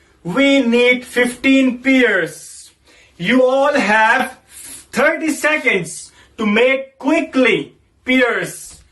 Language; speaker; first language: English; non-native, fluent; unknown